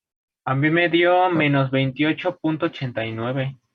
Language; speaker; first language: Spanish; native; Spanish